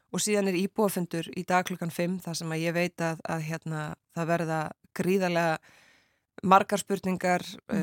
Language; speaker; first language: Icelandic; native; Icelandic